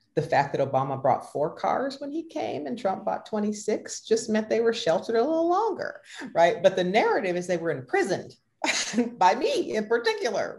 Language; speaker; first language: English; native; English